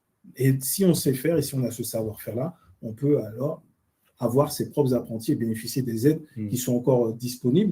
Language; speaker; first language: French; native; French